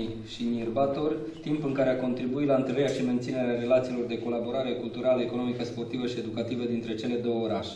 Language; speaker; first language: Romanian; native; Romanian